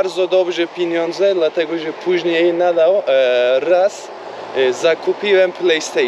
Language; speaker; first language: Polish; non-native, learner; Turkish